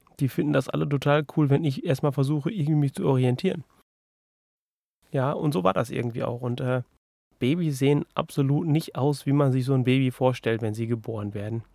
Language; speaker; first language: German; native; German